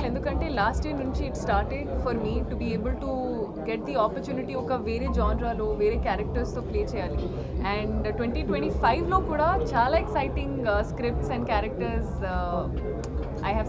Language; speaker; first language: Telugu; non-native, learner; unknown